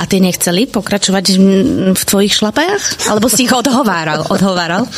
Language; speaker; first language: Slovak; native; Slovak